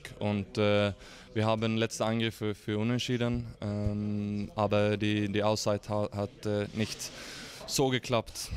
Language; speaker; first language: German; non-native, fluent; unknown